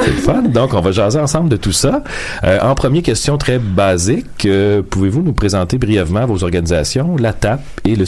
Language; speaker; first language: French; native; French